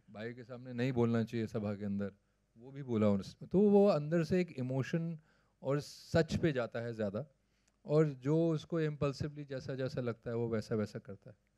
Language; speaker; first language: Hindi; native; Hindi